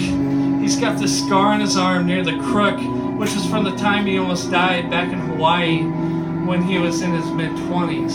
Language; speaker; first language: English; native; English